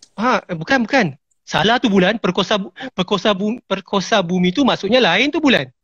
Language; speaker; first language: Malay; native; Malay